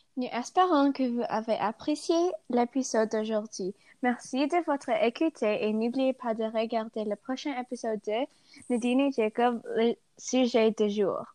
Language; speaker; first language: French; non-native, learner; English